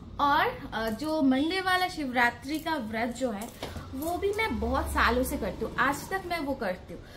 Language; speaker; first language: Hindi; non-native, local second language; Bangla